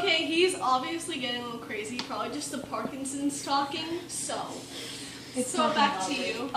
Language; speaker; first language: English; native; English